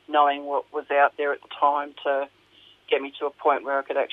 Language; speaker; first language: English; native; English